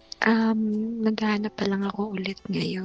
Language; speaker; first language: Filipino; non-native, local second language; Cebuano